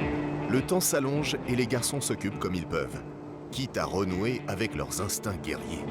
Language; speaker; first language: French; native; French